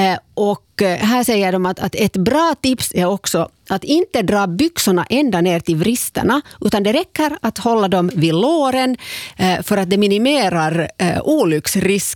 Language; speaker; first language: Swedish; native; Swedish